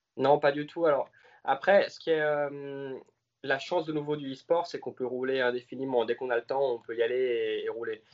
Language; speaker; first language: French; native; French